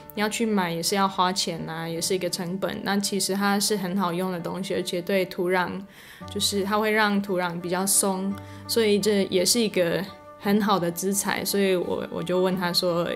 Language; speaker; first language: Chinese; non-native, fluent; English